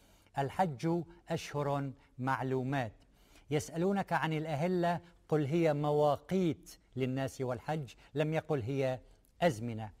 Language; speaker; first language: Arabic; native; Arabic